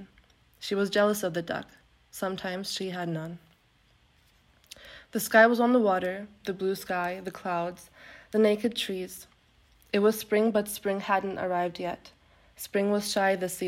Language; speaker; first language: English; non-native, fluent; Turkish